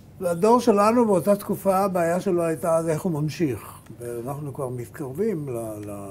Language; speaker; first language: Hebrew; native; Hebrew